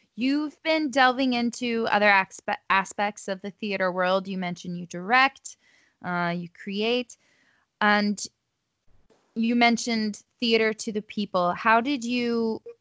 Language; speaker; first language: English; native; English